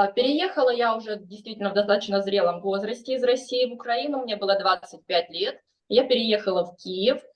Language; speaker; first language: Russian; native; Russian